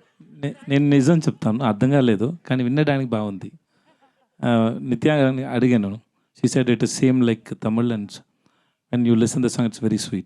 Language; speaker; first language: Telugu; non-native, learner; Tamil